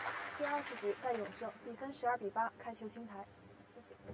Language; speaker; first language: Chinese; native; Chinese